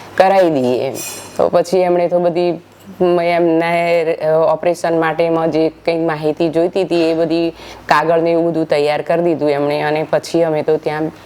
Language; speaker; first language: Gujarati; native; Gujarati